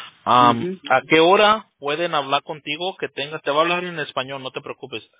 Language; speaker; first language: Spanish; early bilingual, heritage; Spanish